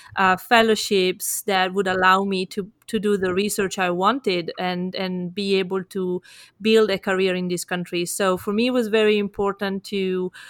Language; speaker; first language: English; non-native, fluent; Italian